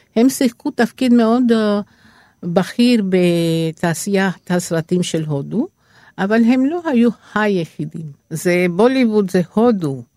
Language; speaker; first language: Hebrew; non-native, fluent; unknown